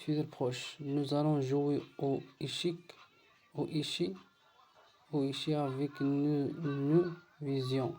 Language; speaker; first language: French; non-native, learner; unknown